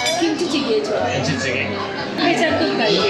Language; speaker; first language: Korean; non-native, fluent; Sinhala